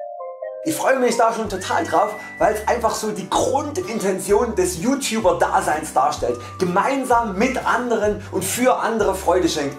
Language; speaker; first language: German; native; German